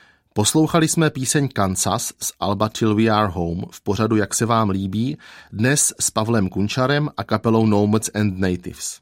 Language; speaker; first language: Czech; native; Czech